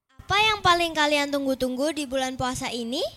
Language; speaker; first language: Indonesian; native; Indonesian